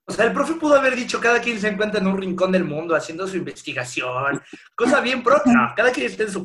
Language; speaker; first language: Spanish; native; Spanish